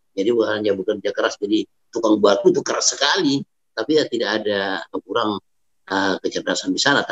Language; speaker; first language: Indonesian; non-native, local second language; Batak Toba